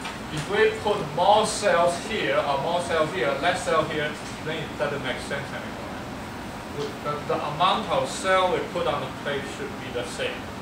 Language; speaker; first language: English; non-native, fluent; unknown